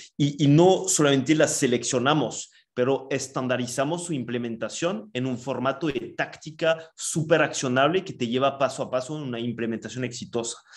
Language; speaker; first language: Spanish; non-native, fluent; French